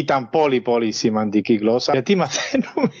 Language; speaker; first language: Greek; non-native, learner; Spanish